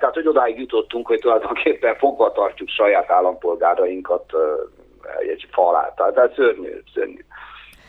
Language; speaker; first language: Hungarian; native; Hungarian